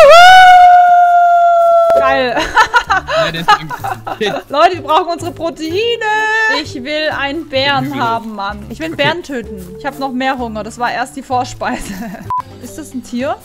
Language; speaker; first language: German; native; German